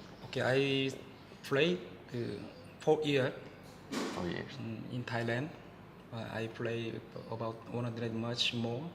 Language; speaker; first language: English; non-native, learner; Korean